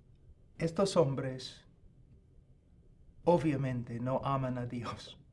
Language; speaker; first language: Spanish; non-native, fluent; English